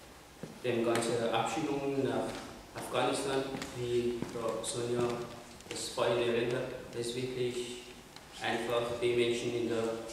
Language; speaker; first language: German; non-native, fluent; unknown